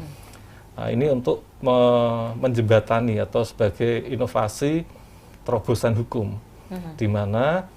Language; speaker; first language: Indonesian; native; Indonesian